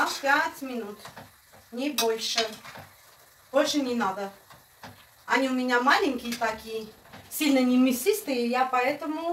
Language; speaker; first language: Russian; non-native, fluent; Armenian